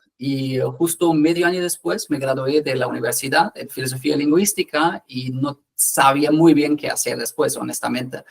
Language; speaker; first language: Spanish; non-native, fluent; German